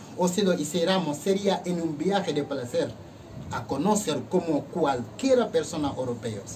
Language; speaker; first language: Spanish; non-native, fluent; Wolof